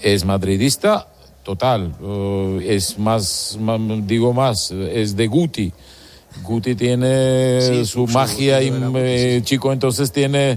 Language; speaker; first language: Spanish; non-native, learner; Georgian